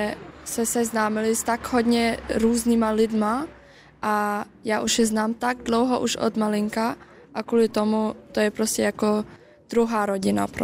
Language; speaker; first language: Czech; early bilingual, heritage; Czech